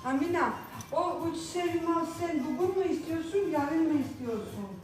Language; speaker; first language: Turkish; non-native, fluent; Russian